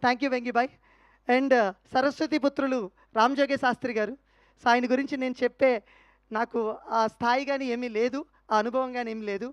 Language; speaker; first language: Telugu; native; Telugu